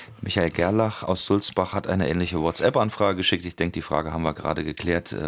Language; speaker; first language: German; native; German